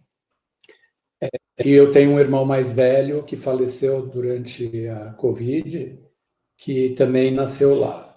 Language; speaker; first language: Portuguese; early bilingual, other home language; Guarani